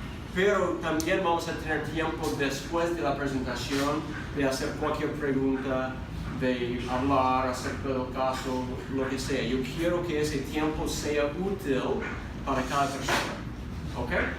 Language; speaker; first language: Spanish; non-native, fluent; English